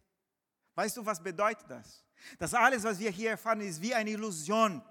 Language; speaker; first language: German; non-native, fluent; Portuguese